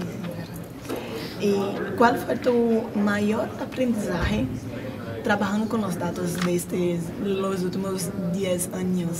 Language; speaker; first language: Spanish; non-native, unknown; Portuguese